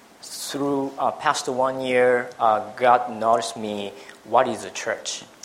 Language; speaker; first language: English; non-native, fluent; Japanese